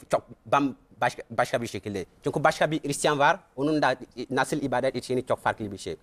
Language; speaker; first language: Turkish; non-native, fluent; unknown